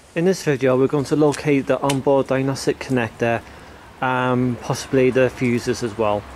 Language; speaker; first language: English; native; English